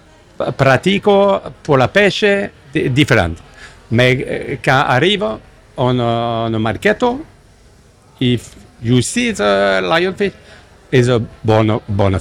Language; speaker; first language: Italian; non-native, learner; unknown